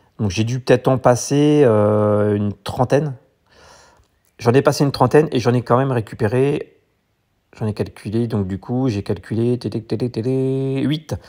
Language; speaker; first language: French; native; French